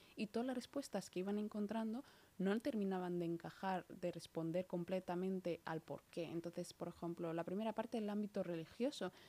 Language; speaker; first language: Spanish; early bilingual, other home language; Somali